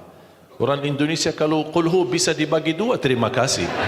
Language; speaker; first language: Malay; non-native, fluent; Arabic